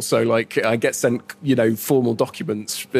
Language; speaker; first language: English; native; English